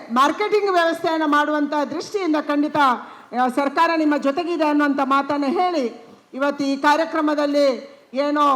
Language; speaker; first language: Kannada; non-native, local second language; Tulu